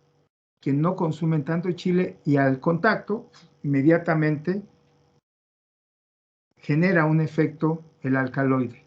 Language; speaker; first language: Spanish; native; Spanish